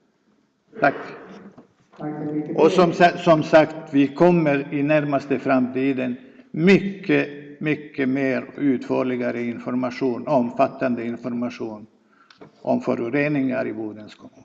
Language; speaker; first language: Swedish; non-native, fluent; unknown